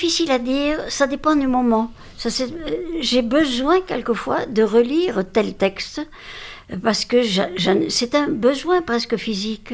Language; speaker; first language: French; native; French